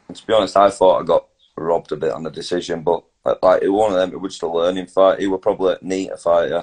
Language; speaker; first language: English; native; English